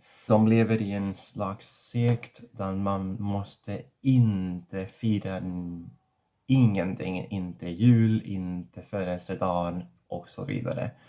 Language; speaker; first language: Swedish; non-native, fluent; Catalan